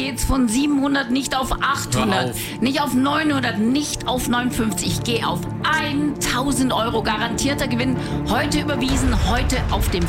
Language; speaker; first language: German; native; German